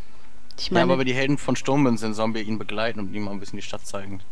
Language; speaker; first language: German; native; German